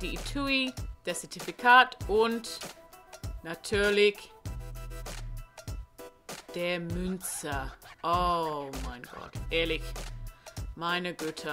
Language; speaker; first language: German; non-native, learner; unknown